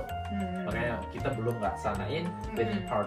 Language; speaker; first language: Indonesian; native; Indonesian